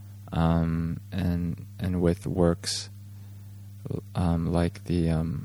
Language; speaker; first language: English; native; English